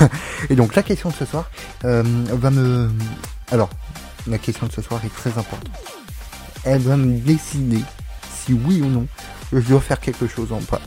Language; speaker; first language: French; native; French